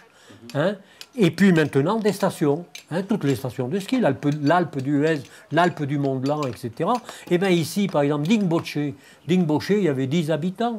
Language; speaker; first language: French; native; French